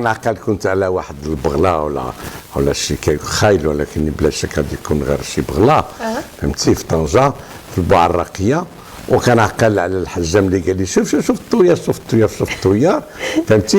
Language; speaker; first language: Arabic; native; Arabic